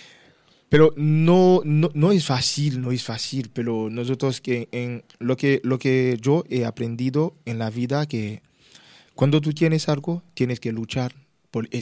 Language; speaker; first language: Spanish; non-native, learner; Haitian Creole